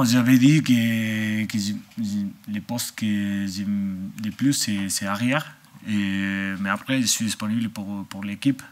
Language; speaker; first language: French; non-native, fluent; English